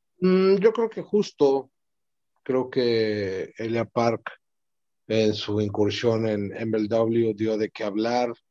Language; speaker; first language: Spanish; native; Spanish